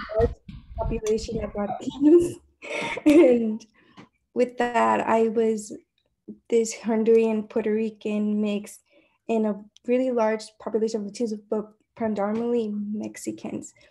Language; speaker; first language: English; native; English